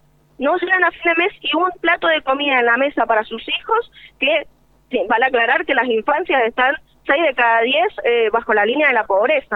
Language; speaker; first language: Spanish; native; Spanish